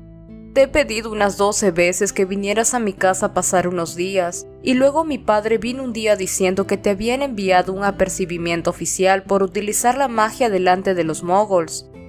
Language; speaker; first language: Spanish; native; Spanish